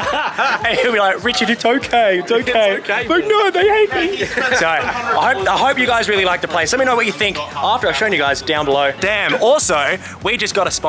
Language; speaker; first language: English; native; English